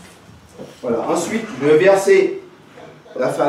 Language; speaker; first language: French; native; French